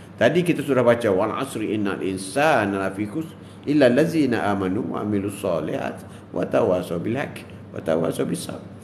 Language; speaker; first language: Malay; native; Malay